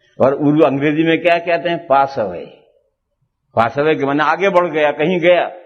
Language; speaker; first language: Urdu; non-native, local second language; Gujarati